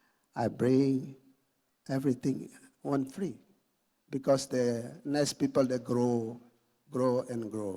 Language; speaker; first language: English; non-native, learner; Indonesian